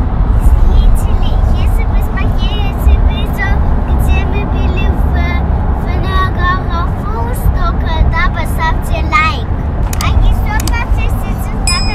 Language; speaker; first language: Russian; early bilingual, heritage; Russian